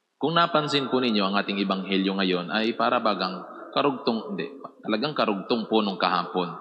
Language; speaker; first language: Filipino; native; Filipino